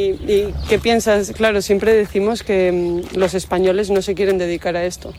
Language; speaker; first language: Spanish; native; Spanish